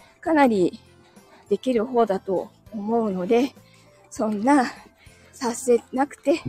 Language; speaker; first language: Japanese; native; Japanese